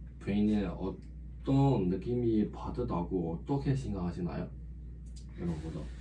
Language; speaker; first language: Korean; non-native, learner; Chinese